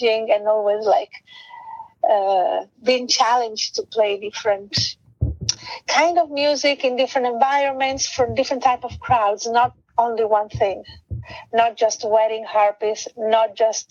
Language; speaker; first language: English; non-native, fluent; Italian